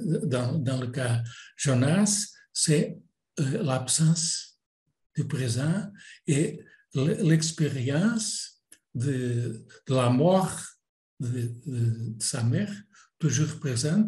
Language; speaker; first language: French; non-native, fluent; Portuguese